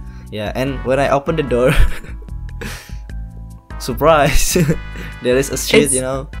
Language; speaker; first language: English; non-native, learner; Indonesian